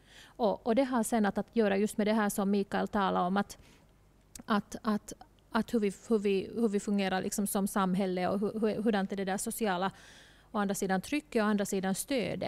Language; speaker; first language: Swedish; non-native, local second language; Finnish